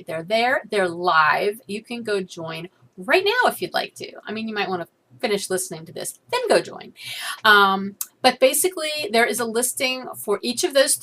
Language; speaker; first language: English; native; English